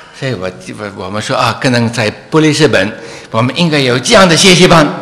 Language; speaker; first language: Chinese; non-native, learner; English